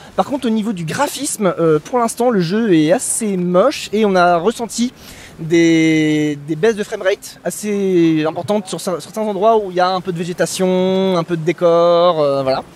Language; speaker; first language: French; native; French